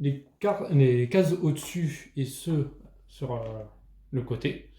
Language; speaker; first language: French; native; French